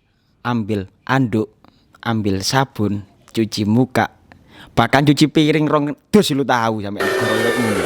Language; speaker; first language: Indonesian; non-native, local second language; Javanese